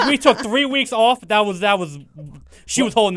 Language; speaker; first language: English; native; English